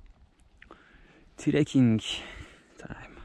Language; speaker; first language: English; non-native, learner; Turkish